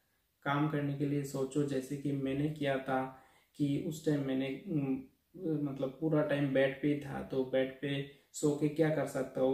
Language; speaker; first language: Hindi; non-native, local second language; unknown